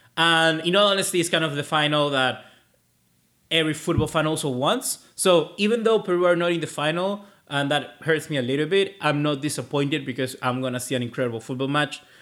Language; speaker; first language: English; non-native, fluent; Spanish